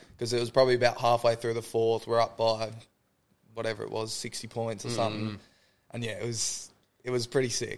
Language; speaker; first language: English; native; English